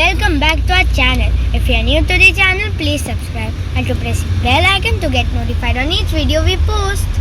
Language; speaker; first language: English; non-native, local second language; Hindi